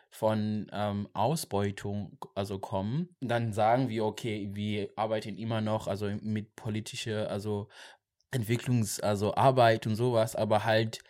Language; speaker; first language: German; non-native, learner; Xhosa